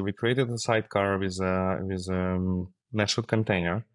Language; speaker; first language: English; non-native, fluent; Russian